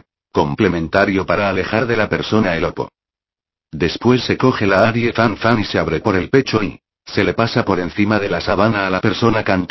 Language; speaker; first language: Spanish; native; Spanish